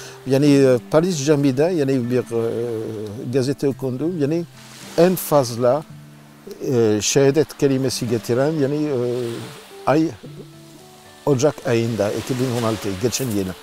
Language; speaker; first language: Turkish; non-native, learner; French